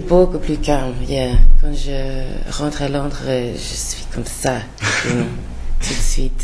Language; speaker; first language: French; non-native, learner; English